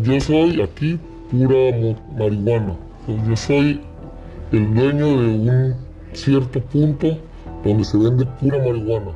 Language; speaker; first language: Spanish; native; Spanish